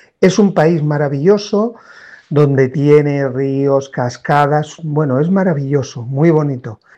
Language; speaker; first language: Spanish; native; Spanish